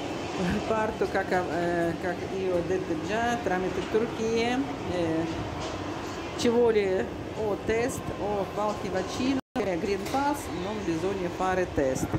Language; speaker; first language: Italian; non-native, learner; Russian